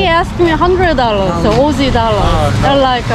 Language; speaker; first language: English; non-native, fluent; Korean